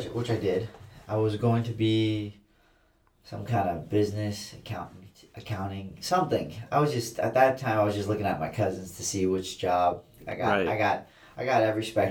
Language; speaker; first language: English; early bilingual, other home language; Assyrian Neo-Aramaic